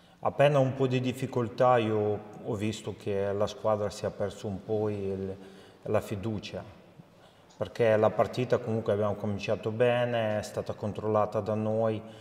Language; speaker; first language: Italian; non-native, fluent; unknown